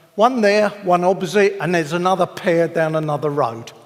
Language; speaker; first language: English; native; English